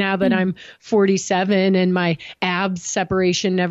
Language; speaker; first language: English; native; English